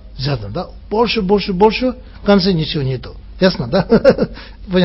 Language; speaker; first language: Russian; non-native, learner; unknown